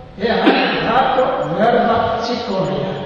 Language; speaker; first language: Italian; non-native, learner; Serbian